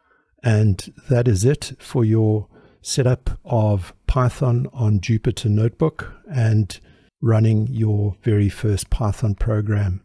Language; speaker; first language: English; native; English